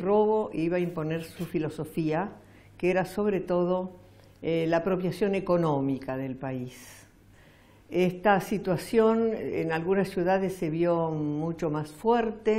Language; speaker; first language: Spanish; native; Spanish